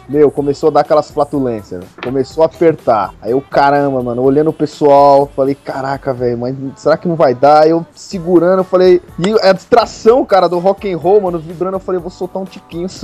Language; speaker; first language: Portuguese; native; Portuguese